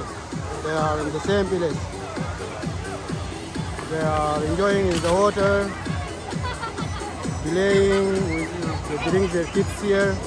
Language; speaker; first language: English; non-native, learner; Arabic